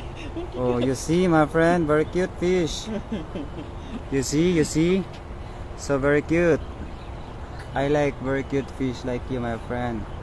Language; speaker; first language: English; non-native, learner; Filipino